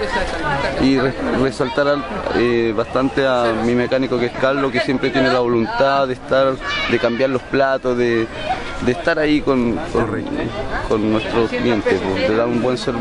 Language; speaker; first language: Spanish; native; Spanish